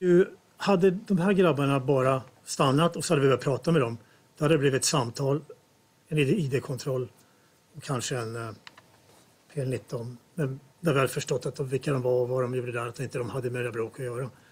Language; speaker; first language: Swedish; native; Swedish